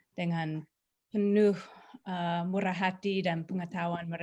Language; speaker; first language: Indonesian; non-native, fluent; English